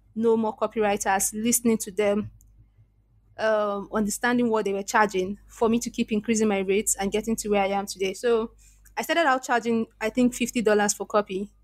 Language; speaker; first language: English; non-native, local second language; Igbo